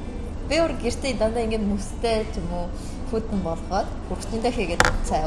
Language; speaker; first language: Mongolian; non-native, learner; Japanese